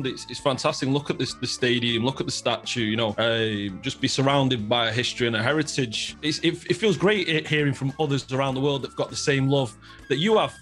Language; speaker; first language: English; native; English